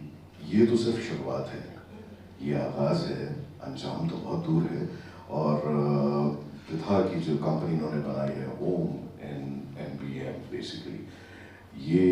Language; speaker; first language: Hindi; native; Hindi